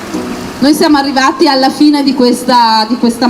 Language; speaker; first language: Italian; native; Italian